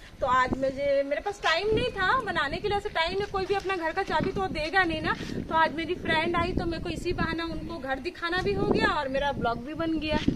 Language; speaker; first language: Hindi; non-native, local second language; Bangla